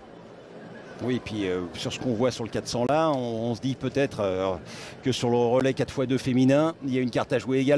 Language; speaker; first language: French; native; French